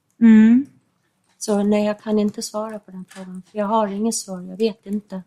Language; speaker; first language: Swedish; non-native, fluent; English